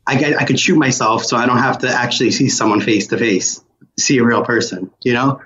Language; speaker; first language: English; native; English